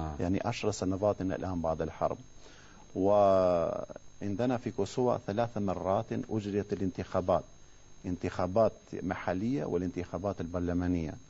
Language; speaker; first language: Arabic; non-native, fluent; Albanian